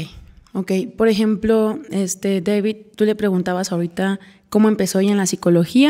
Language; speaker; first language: Spanish; native; Spanish